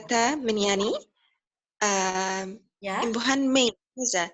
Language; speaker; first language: Indonesian; non-native, learner; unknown